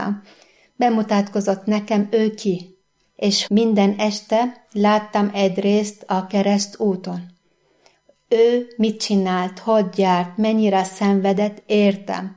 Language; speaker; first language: Hungarian; non-native, fluent; Arabic